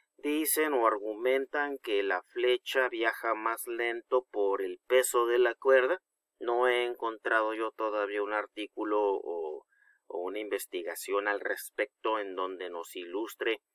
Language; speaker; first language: Spanish; native; Spanish